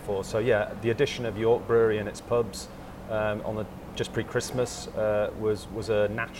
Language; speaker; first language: English; native; English